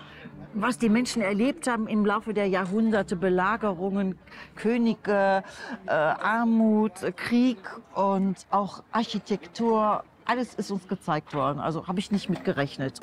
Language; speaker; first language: German; native; German